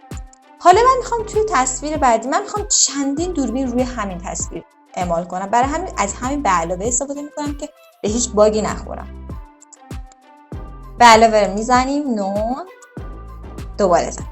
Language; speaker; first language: Persian; native; Persian